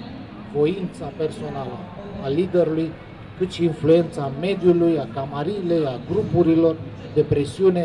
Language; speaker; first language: Romanian; native; Romanian